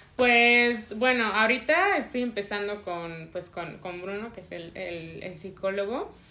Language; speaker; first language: Spanish; native; Spanish